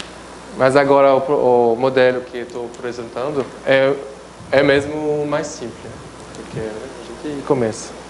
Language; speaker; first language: Portuguese; non-native, fluent; French